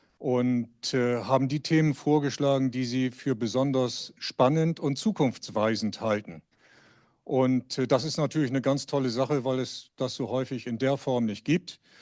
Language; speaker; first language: German; native; German